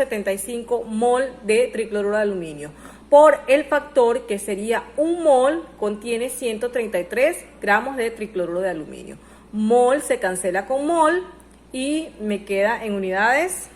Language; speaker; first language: Spanish; native; Spanish